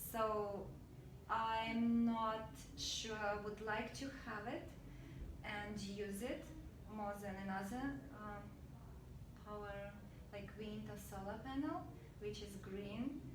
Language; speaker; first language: English; non-native, learner; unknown